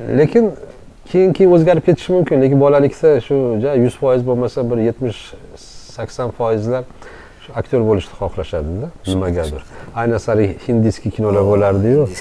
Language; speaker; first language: Uzbek; native; Uzbek